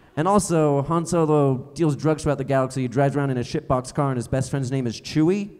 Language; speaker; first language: English; native; English